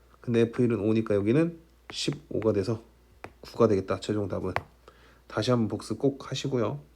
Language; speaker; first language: Korean; native; Korean